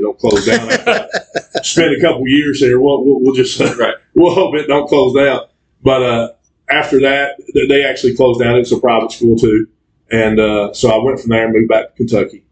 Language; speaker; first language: English; native; English